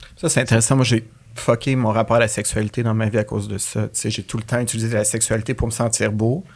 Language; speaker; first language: French; native; French